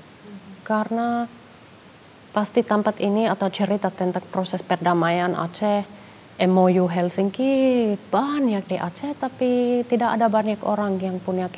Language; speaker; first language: Indonesian; non-native, fluent; Finnish